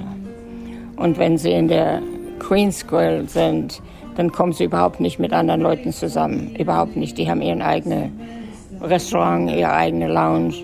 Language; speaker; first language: German; native; German